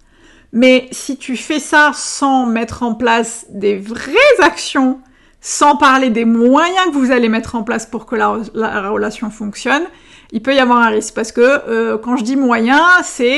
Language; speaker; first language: French; native; French